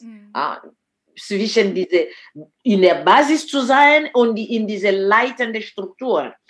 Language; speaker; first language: German; non-native, fluent; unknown